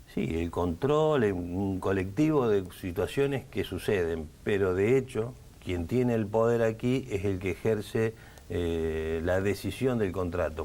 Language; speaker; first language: Spanish; native; Spanish